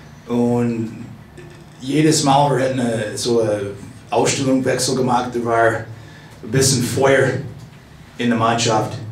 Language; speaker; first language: German; non-native, fluent; English